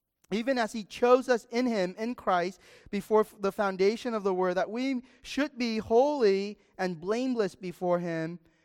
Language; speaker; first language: English; native; English